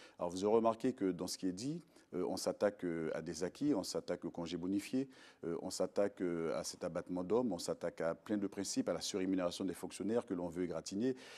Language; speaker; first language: French; native; French